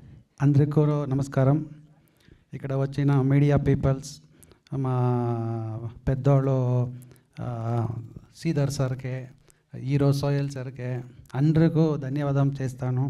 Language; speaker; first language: Telugu; non-native, learner; Kannada